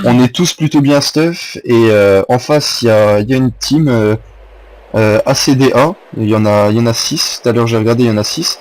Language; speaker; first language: French; native; French